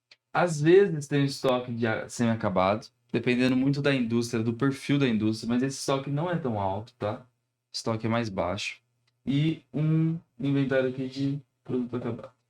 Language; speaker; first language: Portuguese; native; Portuguese